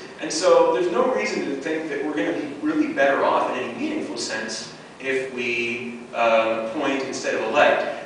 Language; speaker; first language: English; native; English